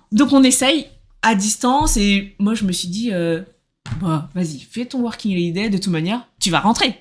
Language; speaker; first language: French; native; French